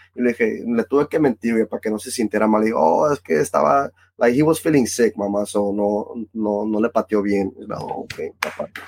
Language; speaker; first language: Spanish; early bilingual, heritage; Spanish